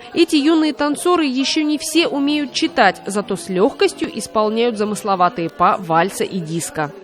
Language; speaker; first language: Russian; native; Russian